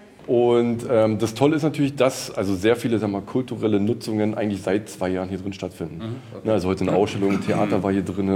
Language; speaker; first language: German; native; German